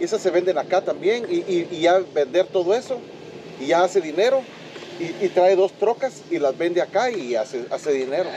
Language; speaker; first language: Spanish; native; Spanish